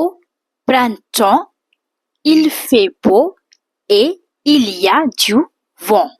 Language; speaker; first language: French; non-native, fluent; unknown